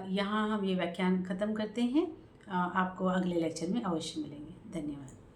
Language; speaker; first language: Hindi; non-native, local second language; Marathi